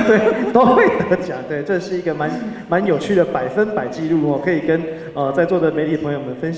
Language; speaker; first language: Chinese; native; Chinese